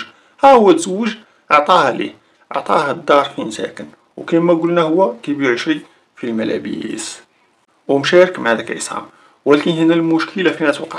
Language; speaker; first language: Arabic; native; Arabic